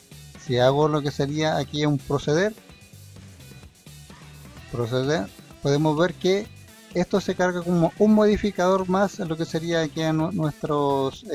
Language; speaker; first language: Spanish; native; Spanish